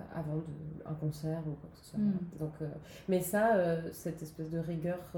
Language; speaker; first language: French; native; French